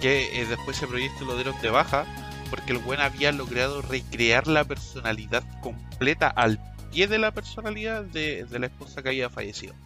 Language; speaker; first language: Spanish; native; Spanish